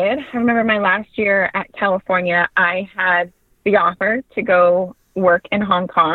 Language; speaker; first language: English; native; English